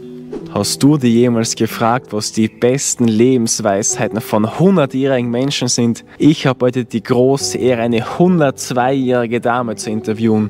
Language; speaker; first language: German; native; German